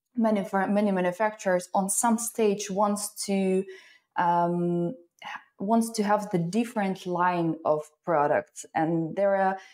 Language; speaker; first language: English; non-native, fluent; Ukrainian